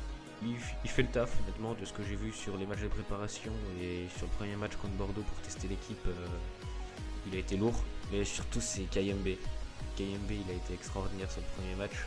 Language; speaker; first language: French; native; French